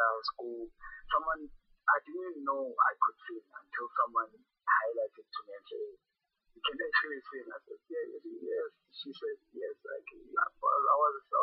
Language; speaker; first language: English; non-native, local second language; Zulu